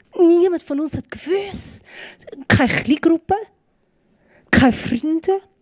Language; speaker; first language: German; non-native, fluent; Persian